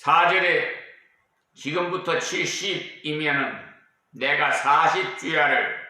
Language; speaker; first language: Korean; native; Korean